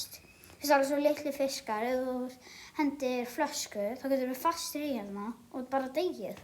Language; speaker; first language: Icelandic; early bilingual, other home language; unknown